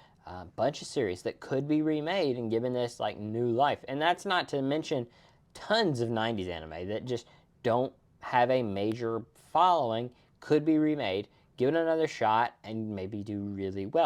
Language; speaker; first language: English; native; English